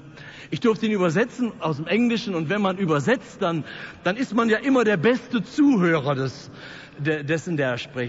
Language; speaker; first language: German; native; German